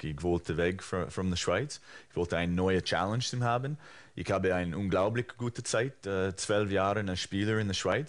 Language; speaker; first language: German; non-native, fluent; English